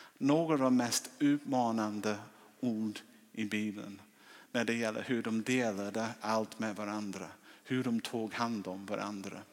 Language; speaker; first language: Swedish; non-native, fluent; English